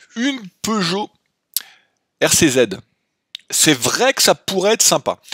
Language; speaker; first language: French; native; French